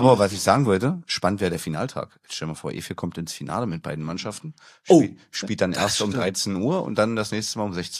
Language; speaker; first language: German; native; German